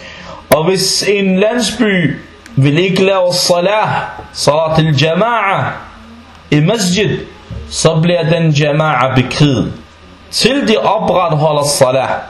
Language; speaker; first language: Danish; non-native, fluent; Arabic